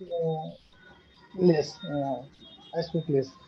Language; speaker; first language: English; non-native, learner; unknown